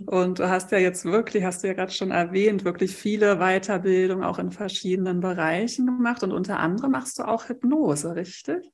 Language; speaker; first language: German; native; German